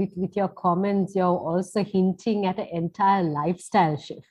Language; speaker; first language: English; non-native, local second language; Sinhala